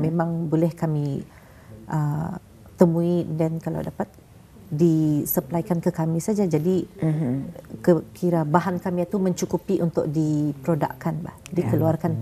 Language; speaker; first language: Malay; native; Malay